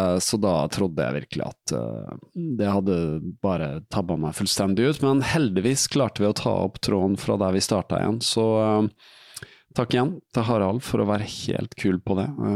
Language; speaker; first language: Norwegian; native; Norwegian